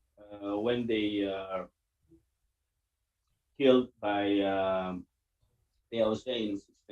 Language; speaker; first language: English; non-native, learner; Indonesian